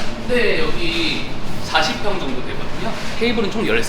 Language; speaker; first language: Korean; native; Korean